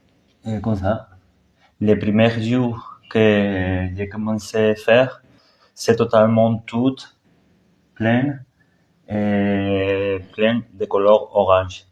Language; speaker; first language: French; non-native, learner; Spanish